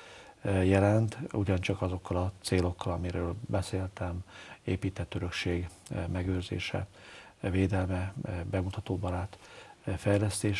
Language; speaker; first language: Hungarian; native; Hungarian